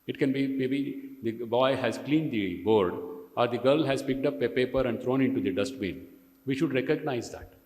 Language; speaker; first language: English; non-native, local second language; Kannada